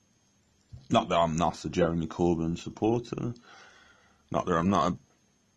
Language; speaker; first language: English; native; English